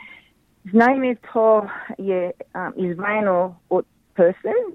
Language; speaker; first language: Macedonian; early bilingual, heritage; Macedonian